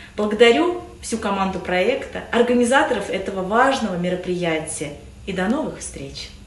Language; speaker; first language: Russian; native; Russian